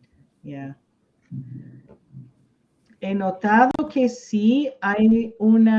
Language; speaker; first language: Spanish; non-native, fluent; English